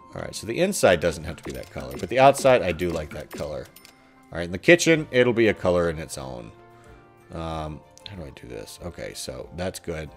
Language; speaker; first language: English; native; English